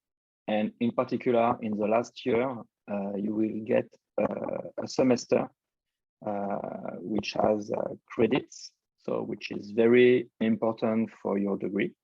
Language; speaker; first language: English; non-native, fluent; French